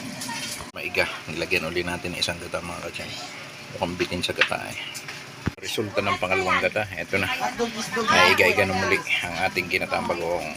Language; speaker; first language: Filipino; native; Filipino